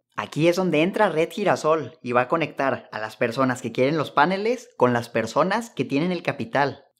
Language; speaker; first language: Spanish; native; Spanish